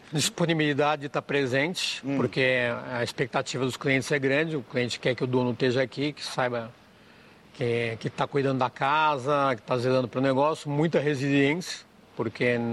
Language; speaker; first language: Portuguese; native; Portuguese